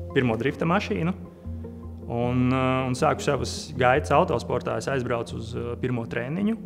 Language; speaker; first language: Latvian; native; Latvian